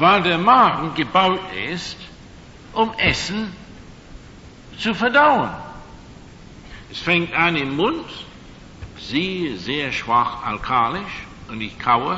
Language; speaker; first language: German; non-native, fluent; English